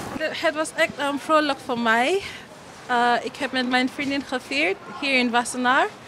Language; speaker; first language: Dutch; non-native, learner; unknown